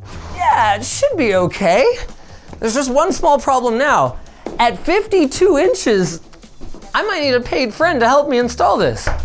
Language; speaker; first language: English; native; English